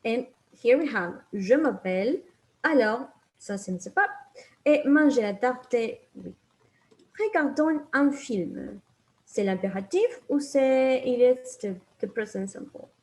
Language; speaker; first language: French; non-native, fluent; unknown